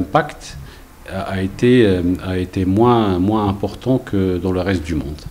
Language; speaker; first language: French; non-native, local second language; Arabic